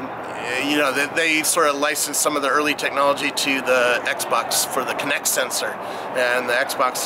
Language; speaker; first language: English; native; English